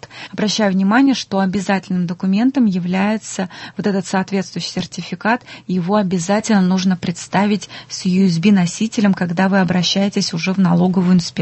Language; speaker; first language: Russian; native; Russian